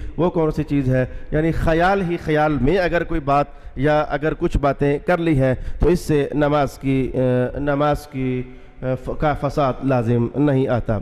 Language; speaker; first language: Urdu; non-native, local second language; Punjabi